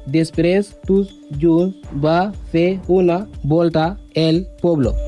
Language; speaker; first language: Catalan; non-native, learner; Spanish